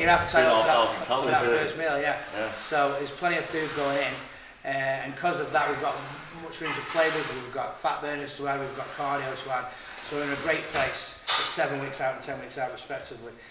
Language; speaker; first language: English; native; English